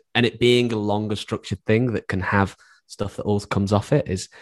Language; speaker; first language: English; native; English